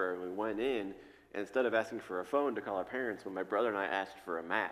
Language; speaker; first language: English; native; English